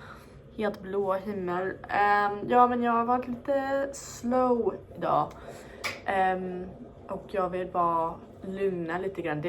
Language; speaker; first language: Swedish; non-native, fluent; English